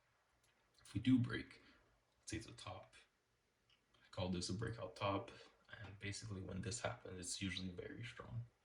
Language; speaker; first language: English; native; English